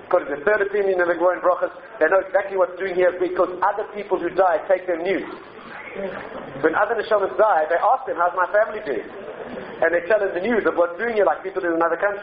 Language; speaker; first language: English; native; English